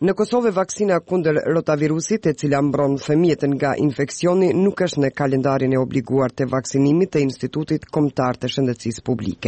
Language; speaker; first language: Albanian; native; Albanian